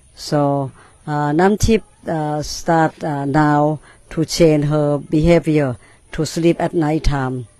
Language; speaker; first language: English; non-native, learner; Thai